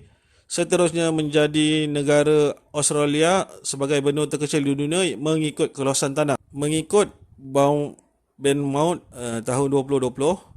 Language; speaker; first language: Malay; native; Malay